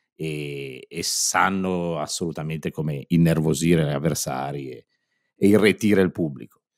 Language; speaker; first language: Italian; native; Italian